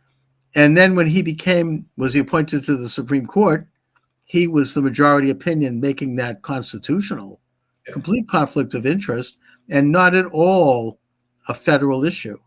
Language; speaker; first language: English; native; English